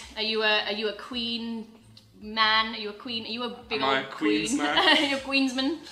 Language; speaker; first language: English; native; English